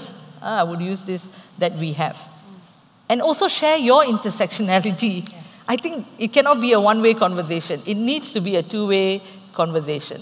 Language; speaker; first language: English; non-native, local second language; Tamil